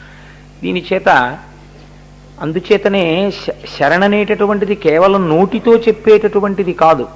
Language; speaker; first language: Telugu; native; Telugu